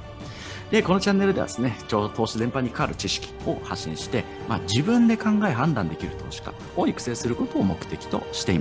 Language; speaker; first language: Japanese; native; Japanese